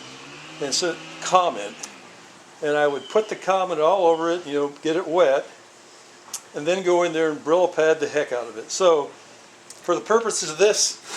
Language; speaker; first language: English; native; English